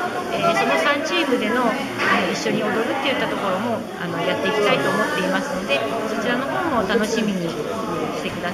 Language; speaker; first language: Japanese; native; Japanese